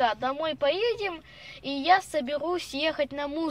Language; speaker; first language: Russian; early bilingual, heritage; Russian